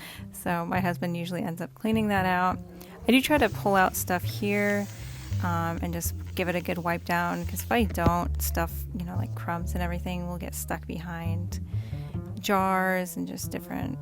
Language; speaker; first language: English; native; English